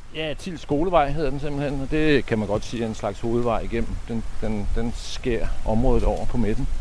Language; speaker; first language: Danish; native; Danish